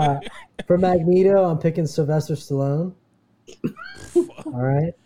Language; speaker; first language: English; native; English